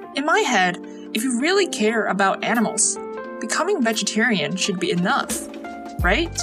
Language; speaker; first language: English; early bilingual, other home language; Chinese